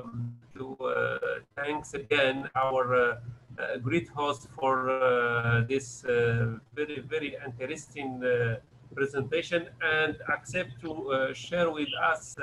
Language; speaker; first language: English; non-native, learner; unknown